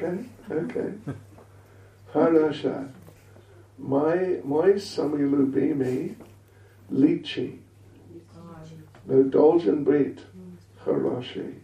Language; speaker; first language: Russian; non-native, learner; English